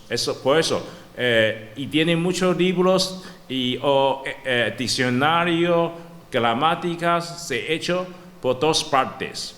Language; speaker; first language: Spanish; non-native, learner; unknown